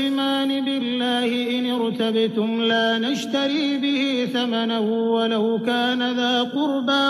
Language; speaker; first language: Arabic; native; Arabic